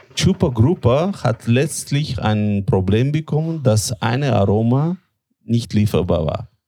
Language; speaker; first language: German; non-native, fluent; Russian